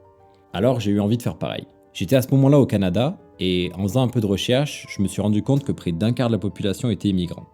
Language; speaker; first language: French; native; French